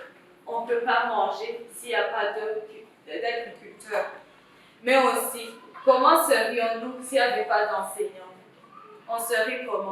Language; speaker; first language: French; non-native, local second language; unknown